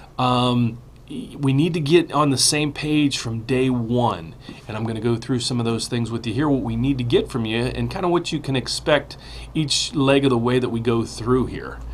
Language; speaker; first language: English; native; English